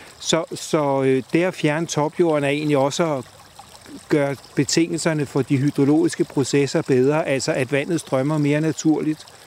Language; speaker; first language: Danish; native; Danish